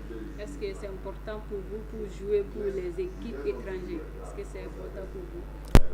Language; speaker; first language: French; non-native, learner; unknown